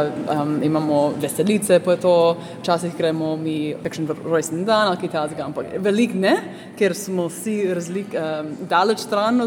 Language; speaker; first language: Slovenian; early bilingual, heritage; Slovenian